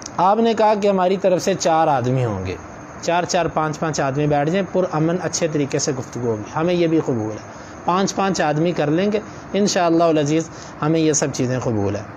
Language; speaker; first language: Urdu; non-native, local second language; Punjabi